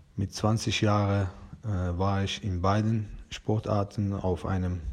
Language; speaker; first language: German; non-native, learner; Persian